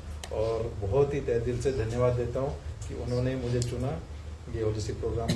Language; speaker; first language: Hindi; native; Hindi